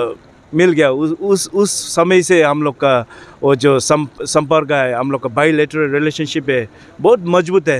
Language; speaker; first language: Hindi; non-native, learner; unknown